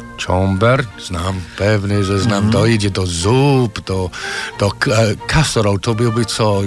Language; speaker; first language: Polish; non-native, fluent; English